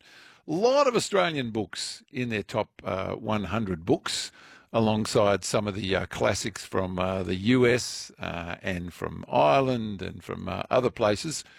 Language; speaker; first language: English; native; English